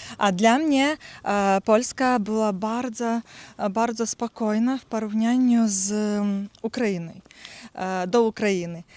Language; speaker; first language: Polish; non-native, learner; Ukrainian